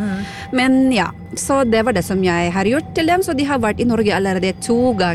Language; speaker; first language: Norwegian; non-native, fluent; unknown